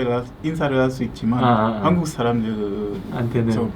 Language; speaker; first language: Korean; non-native, learner; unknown